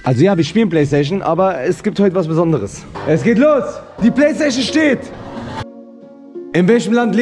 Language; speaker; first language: German; native; German